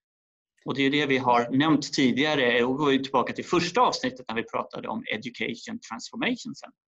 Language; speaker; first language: Swedish; native; Swedish